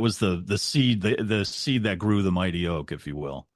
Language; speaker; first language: English; native; English